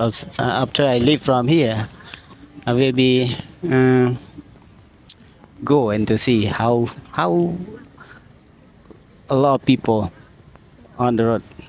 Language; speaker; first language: English; non-native, learner; Khmer